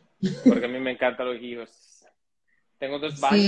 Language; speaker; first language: Spanish; non-native, fluent; Italian